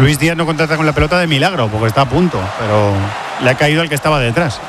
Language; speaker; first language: Spanish; native; Spanish